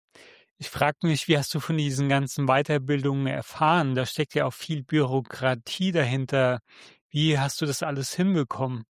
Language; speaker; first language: German; native; German